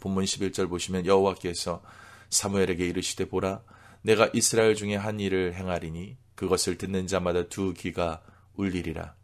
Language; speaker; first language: Korean; native; Korean